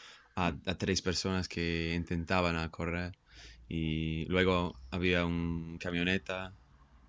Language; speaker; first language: Spanish; non-native, fluent; English